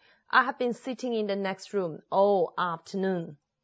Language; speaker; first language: English; non-native, fluent; Chinese